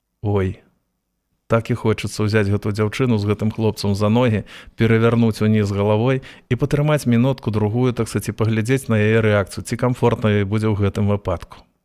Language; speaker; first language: Belarusian; native; Belarusian